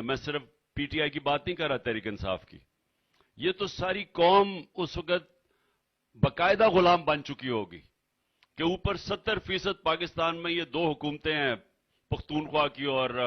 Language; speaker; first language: Urdu; native; Urdu